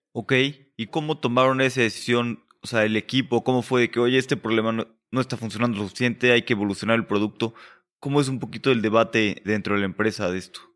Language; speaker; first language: Spanish; native; Spanish